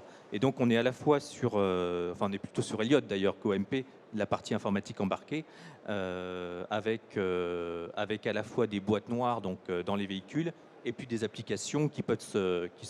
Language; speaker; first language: French; native; French